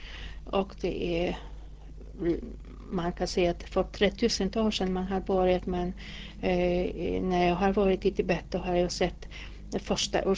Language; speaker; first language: Swedish; non-native, fluent; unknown